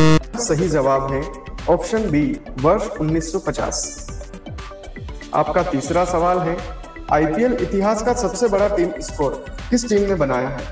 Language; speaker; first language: Hindi; native; Hindi